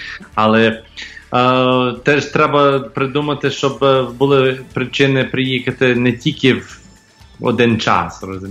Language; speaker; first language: Ukrainian; early bilingual, heritage; English